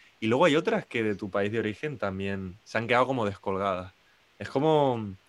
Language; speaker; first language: Spanish; native; Spanish